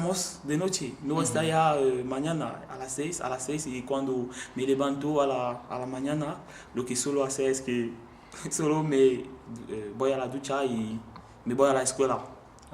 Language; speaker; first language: Spanish; non-native, learner; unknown